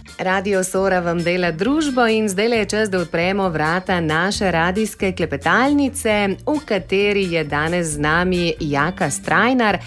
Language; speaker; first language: Slovenian; native; Slovenian